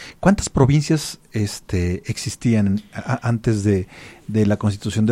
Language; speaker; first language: Spanish; native; Spanish